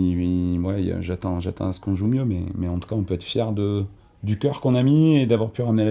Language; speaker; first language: French; native; French